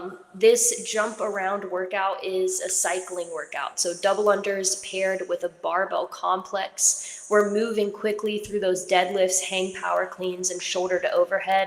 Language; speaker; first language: English; native; English